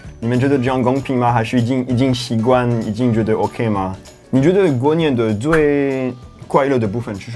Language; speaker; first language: Chinese; non-native, fluent; French